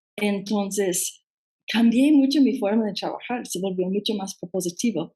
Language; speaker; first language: Spanish; non-native, fluent; English